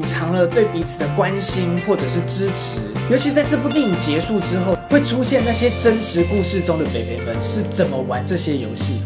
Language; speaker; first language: Chinese; native; Chinese